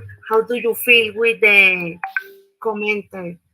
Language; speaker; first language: English; non-native, learner; Spanish